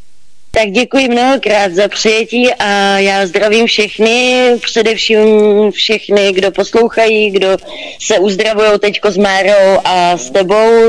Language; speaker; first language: Czech; native; Czech